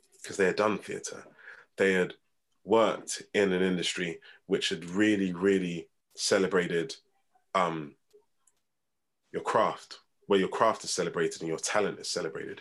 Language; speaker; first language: English; native; English